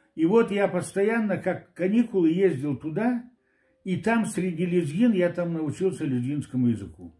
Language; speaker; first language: Russian; non-native, local second language; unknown